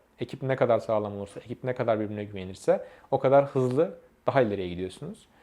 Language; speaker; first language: Turkish; native; Turkish